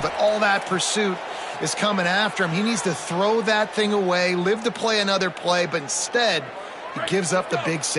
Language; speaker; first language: English; native; English